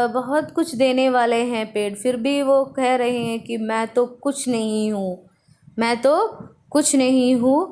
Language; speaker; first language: Hindi; non-native, local second language; Malayalam